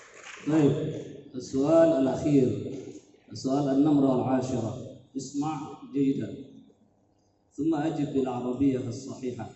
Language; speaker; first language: Arabic; non-native, fluent; Indonesian